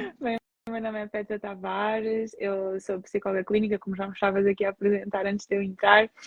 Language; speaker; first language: Portuguese; native; Portuguese